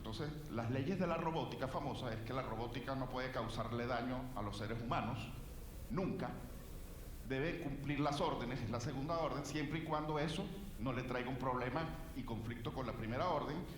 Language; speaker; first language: Spanish; native; Spanish